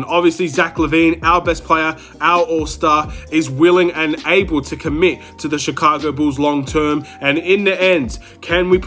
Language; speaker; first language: English; native; English